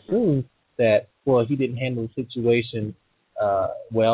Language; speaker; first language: English; native; English